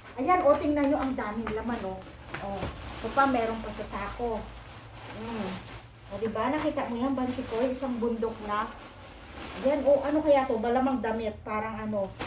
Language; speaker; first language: Filipino; native; Filipino